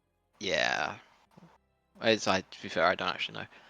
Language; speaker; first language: English; native; English